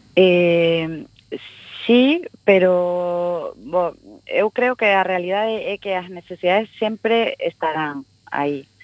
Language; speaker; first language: Galician; non-native, local second language; Spanish